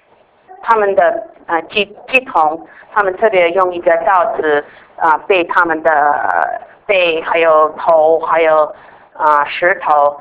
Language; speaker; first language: Chinese; non-native, fluent; English